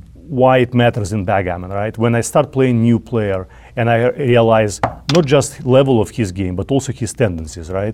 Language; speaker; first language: English; non-native, fluent; Russian